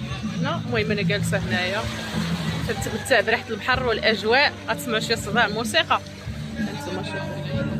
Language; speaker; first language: Arabic; native; Arabic